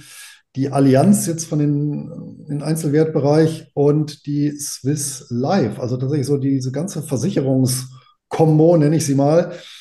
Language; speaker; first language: German; native; German